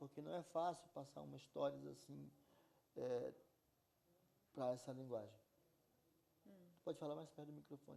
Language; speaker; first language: Portuguese; non-native, local second language; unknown